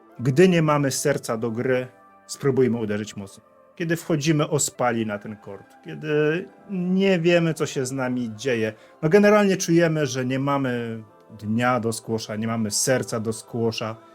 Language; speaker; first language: Polish; native; Polish